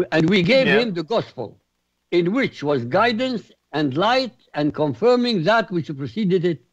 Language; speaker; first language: English; non-native, fluent; Arabic